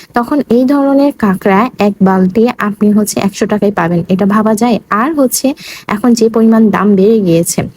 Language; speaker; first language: Bangla; native; Bangla